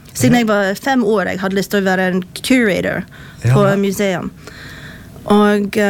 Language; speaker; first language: Norwegian; non-native, fluent; English